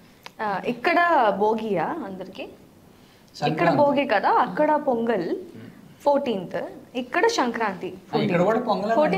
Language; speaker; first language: Telugu; non-native, learner; Tamil